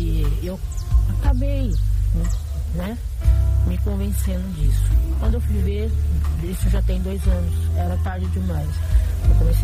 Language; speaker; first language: Portuguese; native; Portuguese